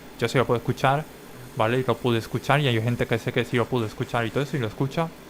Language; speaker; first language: Spanish; native; Spanish